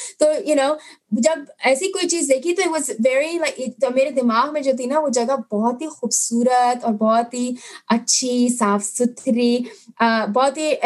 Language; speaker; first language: Urdu; native; Urdu